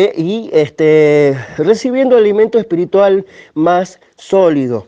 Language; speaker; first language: Spanish; native; Spanish